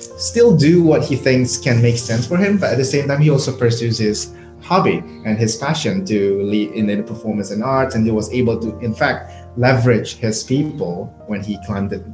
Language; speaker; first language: English; non-native, fluent; Indonesian